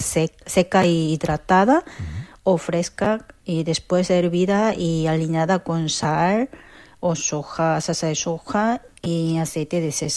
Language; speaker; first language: Spanish; non-native, fluent; Korean